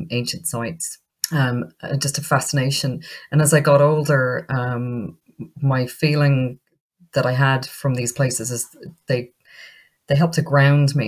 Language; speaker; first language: English; native; English